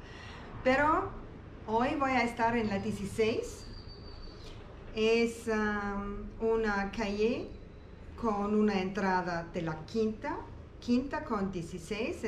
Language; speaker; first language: Spanish; non-native, learner; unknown